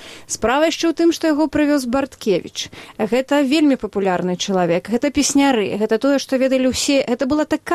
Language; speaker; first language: Belarusian; native; Belarusian